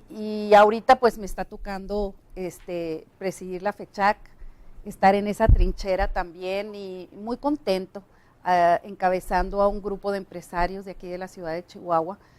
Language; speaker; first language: Spanish; native; Spanish